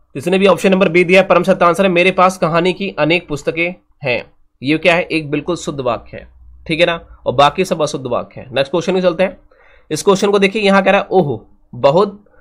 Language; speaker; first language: Hindi; native; Hindi